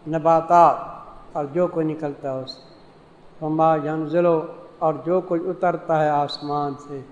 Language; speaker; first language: Urdu; non-native, local second language; Saraiki